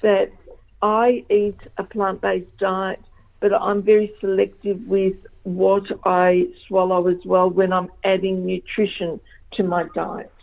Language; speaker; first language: English; early bilingual, other home language; Macedonian